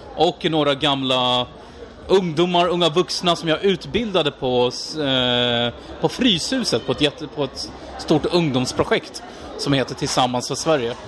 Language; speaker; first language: Swedish; non-native, fluent; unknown